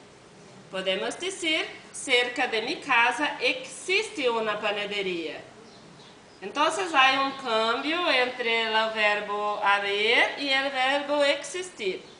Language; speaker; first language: Spanish; non-native, learner; Portuguese